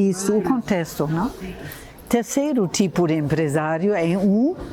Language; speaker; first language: Portuguese; non-native, fluent; German